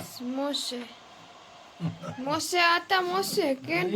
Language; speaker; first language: Hebrew; non-native, learner; Gujarati